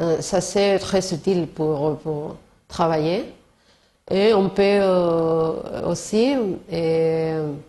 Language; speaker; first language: French; non-native, learner; Spanish